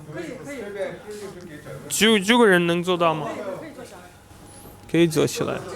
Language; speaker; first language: Chinese; non-native, fluent; Russian